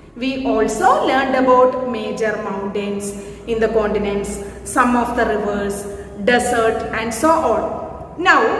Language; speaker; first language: English; non-native, local second language; Malayalam